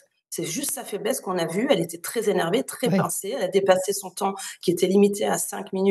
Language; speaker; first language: French; native; French